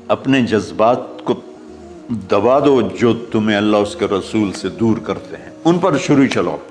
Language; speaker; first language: Urdu; non-native, local second language; Punjabi